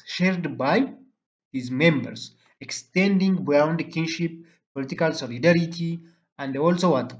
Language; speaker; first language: English; non-native, local second language; Amharic